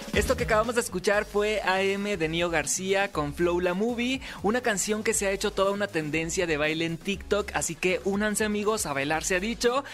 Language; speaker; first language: Spanish; native; Spanish